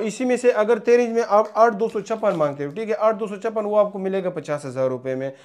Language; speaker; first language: Urdu; non-native, local second language; Punjabi